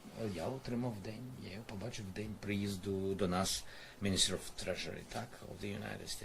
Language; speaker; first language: Ukrainian; non-native, local second language; Russian